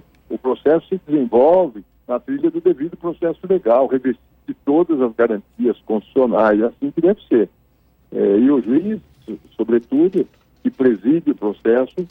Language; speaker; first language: Portuguese; native; Portuguese